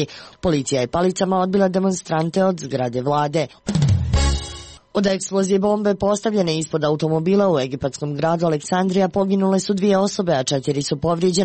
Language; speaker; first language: Croatian; native; Croatian